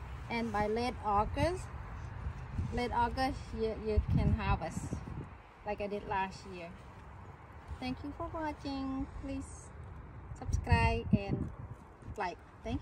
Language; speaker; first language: English; non-native, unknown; Khmer